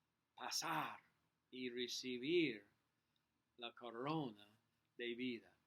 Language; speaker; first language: Spanish; non-native, learner; English